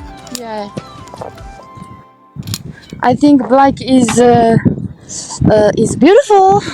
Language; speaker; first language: English; non-native, learner; Chinese